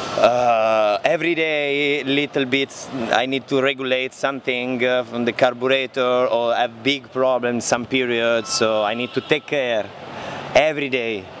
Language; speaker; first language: English; non-native, learner; Italian